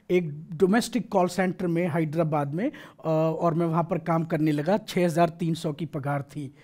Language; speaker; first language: Hindi; native; Hindi